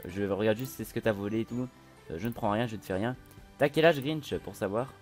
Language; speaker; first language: French; native; French